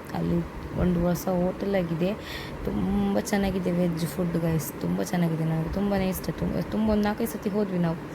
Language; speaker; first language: Kannada; non-native, local second language; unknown